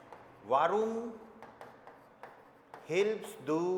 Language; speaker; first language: German; non-native, fluent; Hindi